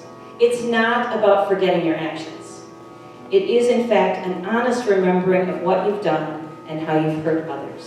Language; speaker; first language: English; native; English